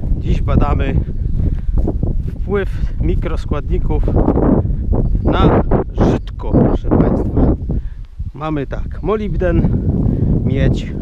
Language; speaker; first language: Polish; native; Polish